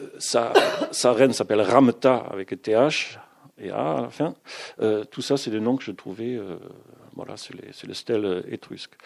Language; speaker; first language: French; non-native, fluent; German